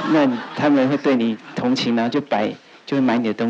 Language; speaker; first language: Chinese; native; Chinese